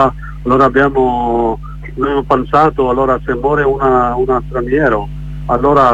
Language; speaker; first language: Italian; non-native, learner; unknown